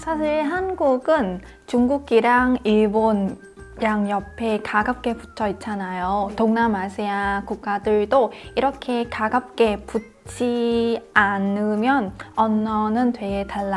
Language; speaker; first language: Korean; non-native, learner; Vietnamese